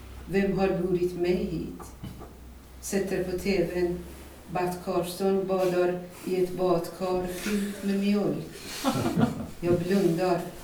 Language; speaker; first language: Swedish; non-native, fluent; Persian